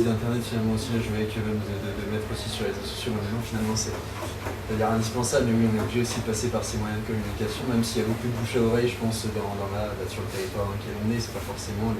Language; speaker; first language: French; native; French